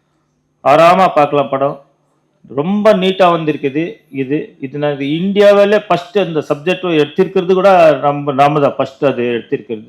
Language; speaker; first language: Tamil; non-native, learner; Kannada